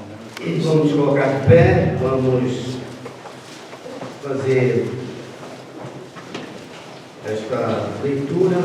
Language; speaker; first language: Portuguese; native; Portuguese